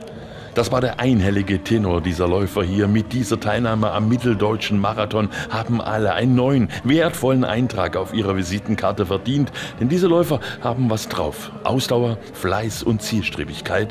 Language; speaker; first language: German; native; German